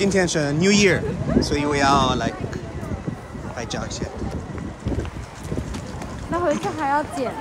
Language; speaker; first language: Chinese; non-native, learner; English